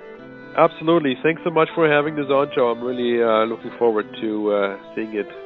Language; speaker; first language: English; non-native, fluent; German